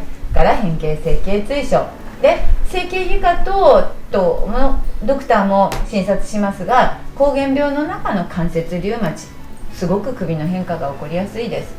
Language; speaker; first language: Japanese; native; Japanese